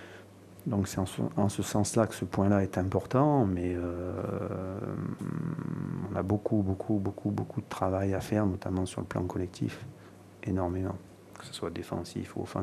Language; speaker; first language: French; native; French